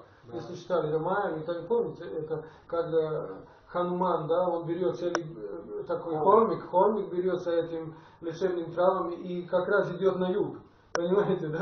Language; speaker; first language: Russian; non-native, fluent; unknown